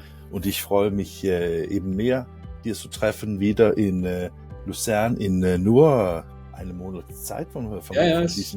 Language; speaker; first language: German; non-native, learner; Danish